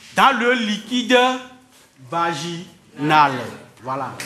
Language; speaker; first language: French; non-native, local second language; Ewe